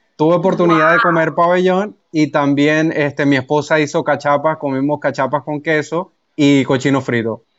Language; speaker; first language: Spanish; native; Spanish